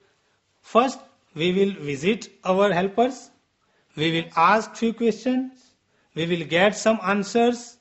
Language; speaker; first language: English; non-native, local second language; Gujarati